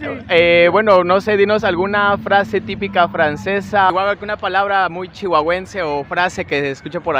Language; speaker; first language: Spanish; native; Spanish